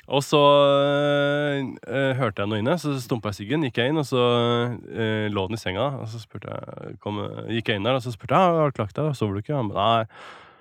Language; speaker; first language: Norwegian; native; Norwegian